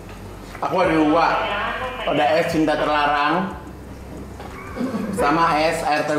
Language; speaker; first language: Indonesian; native; Indonesian